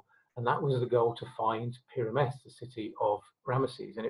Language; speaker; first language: English; native; English